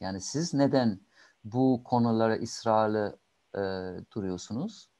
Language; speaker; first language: Turkish; non-native, fluent; German